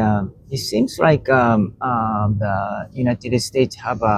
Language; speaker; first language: English; non-native, learner; Japanese